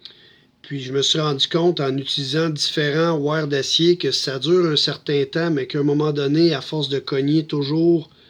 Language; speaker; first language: French; native; French